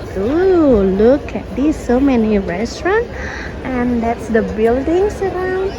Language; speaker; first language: English; non-native, fluent; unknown